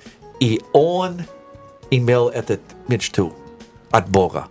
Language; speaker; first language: Russian; non-native, learner; English